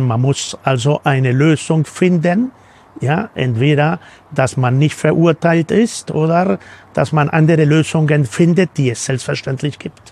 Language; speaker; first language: German; non-native, fluent; Spanish